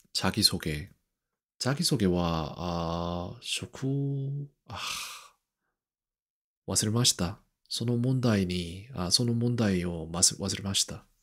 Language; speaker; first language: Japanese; non-native, learner; Korean